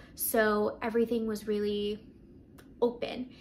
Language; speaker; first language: English; native; English